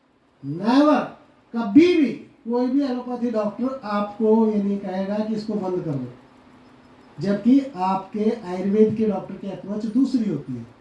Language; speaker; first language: Hindi; native; Hindi